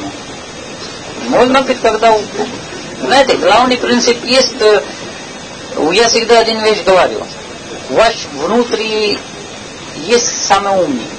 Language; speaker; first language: Russian; non-native, learner; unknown